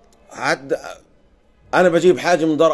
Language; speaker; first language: Arabic; native; Arabic